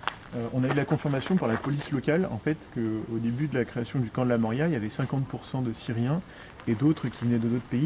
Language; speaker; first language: French; native; French